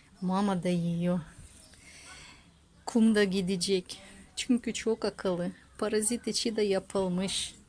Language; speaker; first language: Turkish; non-native, learner; Russian